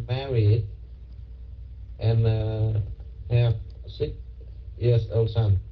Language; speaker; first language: English; non-native, learner; Vietnamese